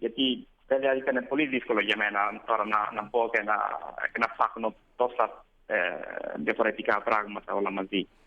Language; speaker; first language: Greek; non-native, fluent; Italian